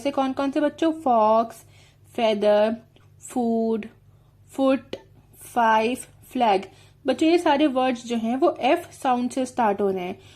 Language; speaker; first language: Hindi; native; Hindi